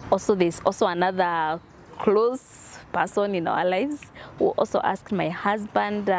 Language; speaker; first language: English; non-native, local second language; Kikuyu